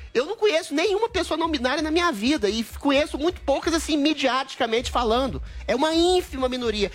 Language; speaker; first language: Portuguese; native; Portuguese